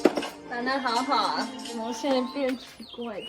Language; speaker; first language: Chinese; early bilingual, heritage; Chinese